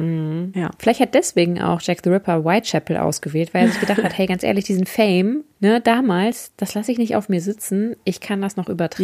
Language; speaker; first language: German; native; German